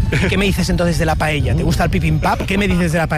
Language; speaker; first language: Spanish; native; Spanish